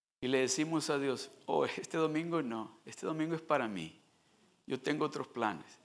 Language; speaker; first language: Spanish; early bilingual, heritage; Spanish